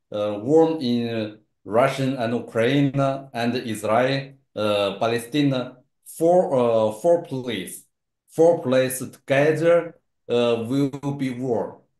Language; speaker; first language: English; non-native, learner; Chinese